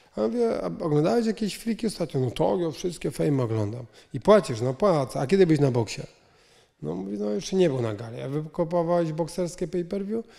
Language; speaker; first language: Polish; native; Polish